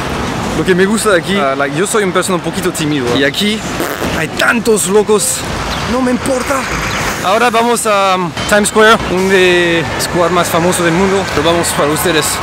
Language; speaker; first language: Spanish; non-native, learner; French